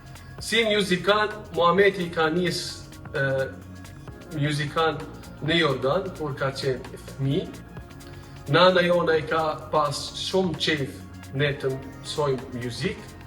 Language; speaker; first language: Albanian; early bilingual, heritage; Albanian